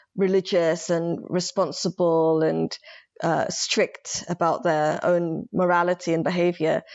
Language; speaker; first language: English; early bilingual, other home language; Somali